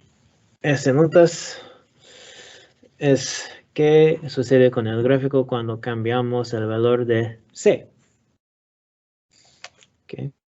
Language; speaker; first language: Spanish; non-native, learner; English